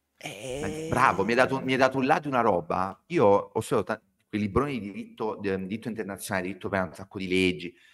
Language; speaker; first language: Italian; native; Italian